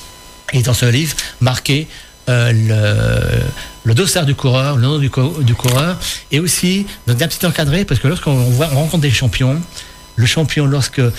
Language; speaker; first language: French; native; French